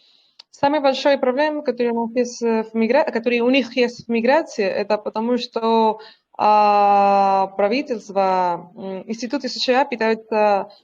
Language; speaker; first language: Russian; non-native, learner; Spanish